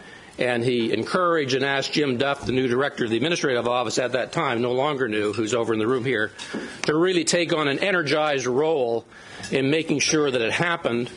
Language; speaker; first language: English; native; English